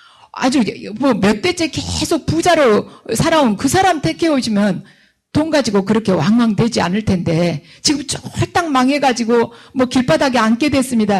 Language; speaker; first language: Korean; native; Korean